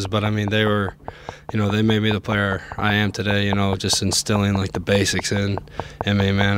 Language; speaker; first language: English; native; English